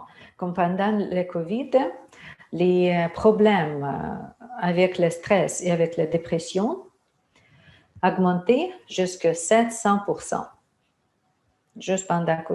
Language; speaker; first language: French; non-native, fluent; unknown